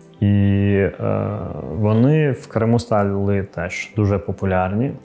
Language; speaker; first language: Ukrainian; non-native, local second language; Crimean Tatar